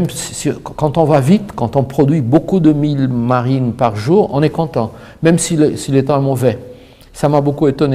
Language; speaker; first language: French; non-native, fluent; Portuguese